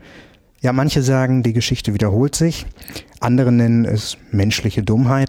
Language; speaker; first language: German; native; German